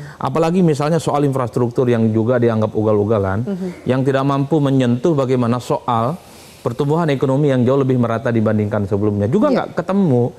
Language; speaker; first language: Indonesian; non-native, local second language; Madurese